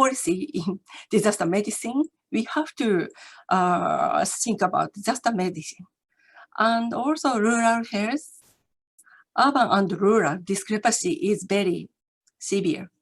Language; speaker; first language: English; non-native, learner; Japanese